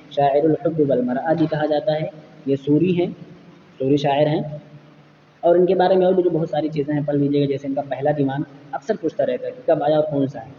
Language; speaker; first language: Urdu; native; Urdu